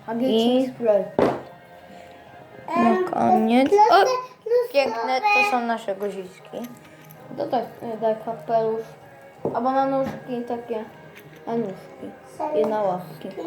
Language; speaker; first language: Polish; early bilingual, heritage; Polish